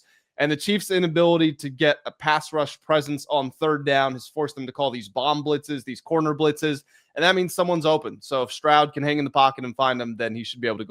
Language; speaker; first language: English; native; English